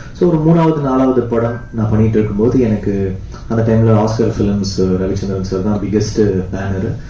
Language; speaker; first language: Tamil; native; Tamil